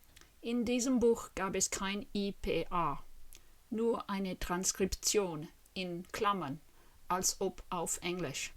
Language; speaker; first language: German; non-native, fluent; English